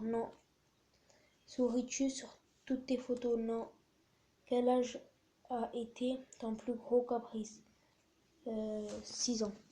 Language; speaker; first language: French; native; French